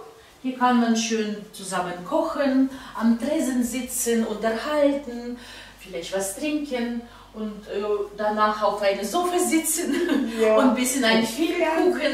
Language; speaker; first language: German; non-native, fluent; Russian